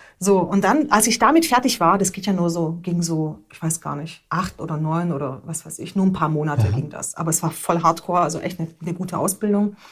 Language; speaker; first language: German; early bilingual, other home language; Hungarian